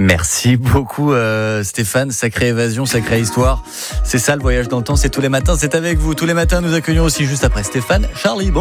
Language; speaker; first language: French; native; French